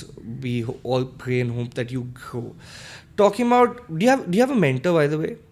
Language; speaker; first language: English; non-native, local second language; Hindi